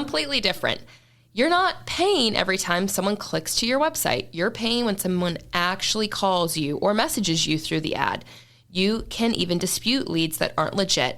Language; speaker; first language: English; native; English